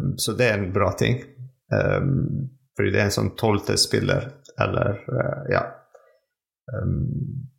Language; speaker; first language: Norwegian; non-native, fluent; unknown